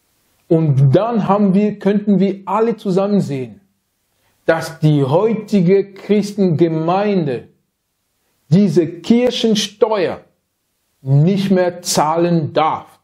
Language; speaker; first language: German; non-native, fluent; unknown